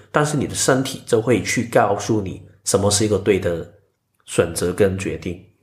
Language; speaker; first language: Chinese; non-native, local second language; Cantonese